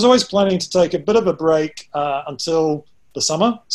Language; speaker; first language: English; native; English